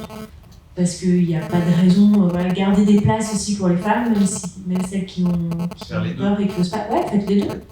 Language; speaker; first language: French; native; French